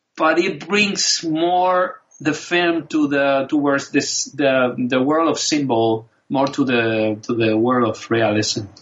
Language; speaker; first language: English; non-native, fluent; Spanish